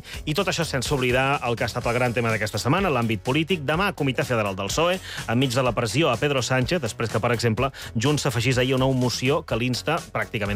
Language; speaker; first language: Catalan; native; Catalan